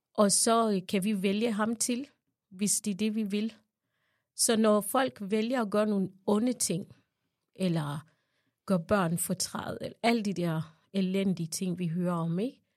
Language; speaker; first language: Danish; non-native, fluent; Ganda